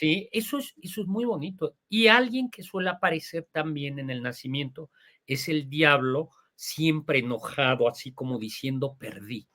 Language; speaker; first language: Spanish; native; Spanish